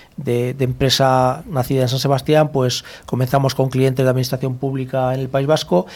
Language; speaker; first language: Spanish; native; Spanish